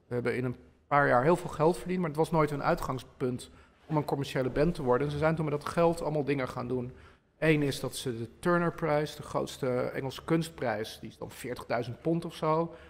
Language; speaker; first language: Dutch; native; Dutch